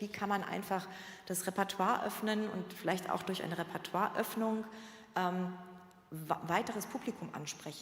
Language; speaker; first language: German; native; German